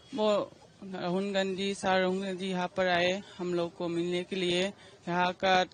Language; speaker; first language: Hindi; non-native, local second language; Manipuri